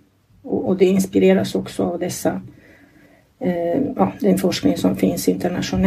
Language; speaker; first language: Swedish; non-native, fluent; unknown